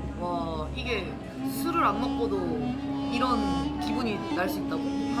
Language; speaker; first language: Korean; native; Korean